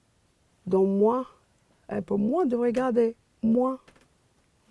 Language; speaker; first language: French; non-native, fluent; English